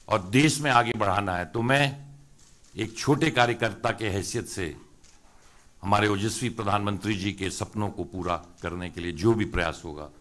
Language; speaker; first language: Hindi; native; Hindi